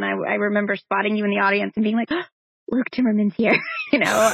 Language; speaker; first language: English; native; English